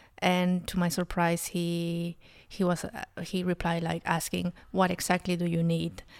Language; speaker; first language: English; non-native, fluent; Spanish